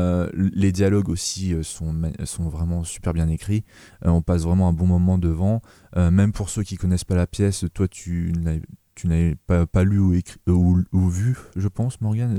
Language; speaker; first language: French; native; French